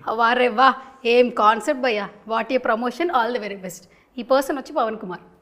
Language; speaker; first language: Telugu; native; Telugu